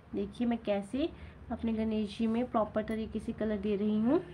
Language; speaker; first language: Hindi; native; Hindi